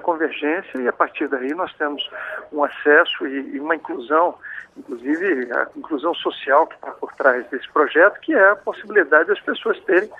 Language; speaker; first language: Portuguese; native; Portuguese